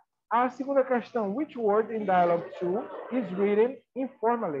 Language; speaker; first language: English; non-native, fluent; Portuguese